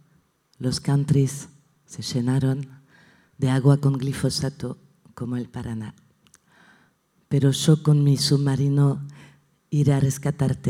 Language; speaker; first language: Spanish; non-native, fluent; French